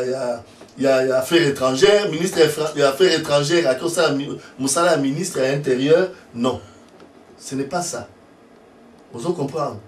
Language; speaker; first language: French; non-native, local second language; Lingala